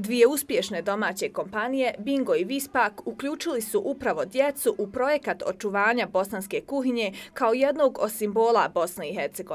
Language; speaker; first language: Bosnian; native; Bosnian